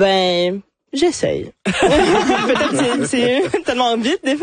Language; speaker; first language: French; non-native, local second language; English